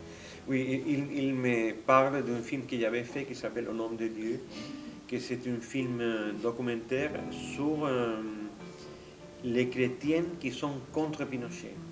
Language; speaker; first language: French; non-native, fluent; Spanish